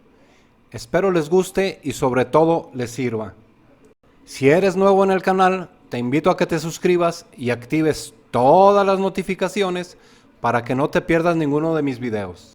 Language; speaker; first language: Spanish; native; Spanish